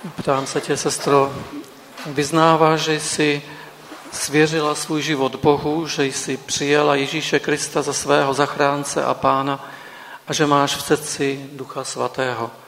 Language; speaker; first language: Czech; native; Czech